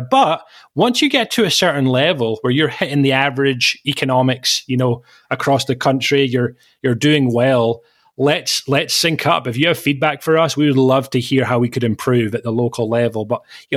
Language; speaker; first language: English; native; English